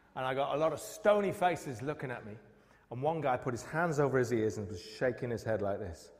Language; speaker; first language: English; native; English